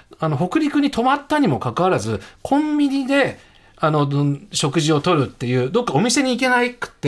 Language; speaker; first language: Japanese; native; Japanese